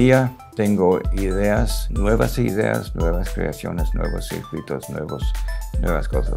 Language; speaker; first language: Spanish; non-native, local second language; English